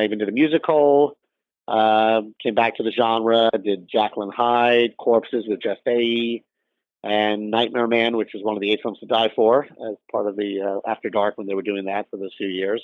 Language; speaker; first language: English; native; English